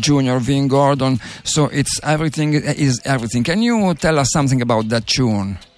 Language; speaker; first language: English; non-native, fluent; Italian